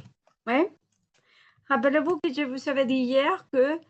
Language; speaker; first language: French; non-native, learner; Spanish